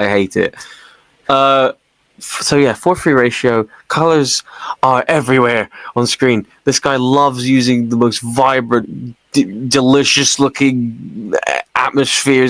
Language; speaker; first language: English; native; English